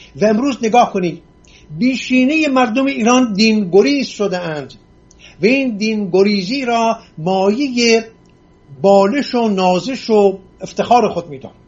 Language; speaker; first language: Persian; non-native, local second language; Assyrian Neo-Aramaic